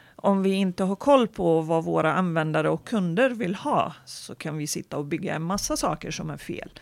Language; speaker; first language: Swedish; non-native, fluent; Arabic